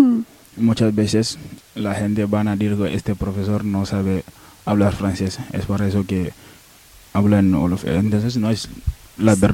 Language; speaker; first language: Spanish; non-native, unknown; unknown